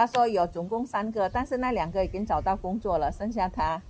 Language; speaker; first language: Chinese; non-native, fluent; Indonesian